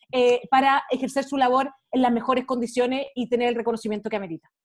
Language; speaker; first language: Spanish; native; Spanish